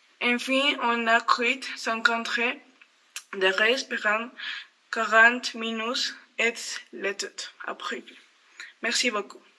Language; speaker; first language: French; non-native, learner; Spanish